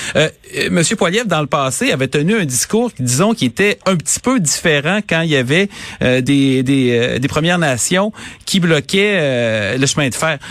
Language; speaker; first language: French; native; French